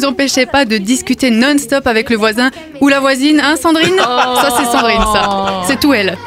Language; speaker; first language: French; native; French